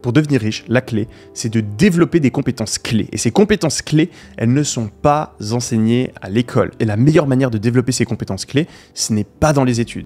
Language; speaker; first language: French; native; French